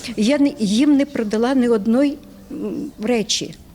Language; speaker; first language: Ukrainian; non-native, local second language; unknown